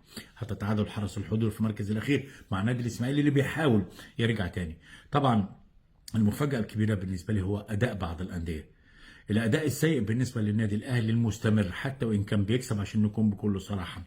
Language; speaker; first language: Arabic; native; Arabic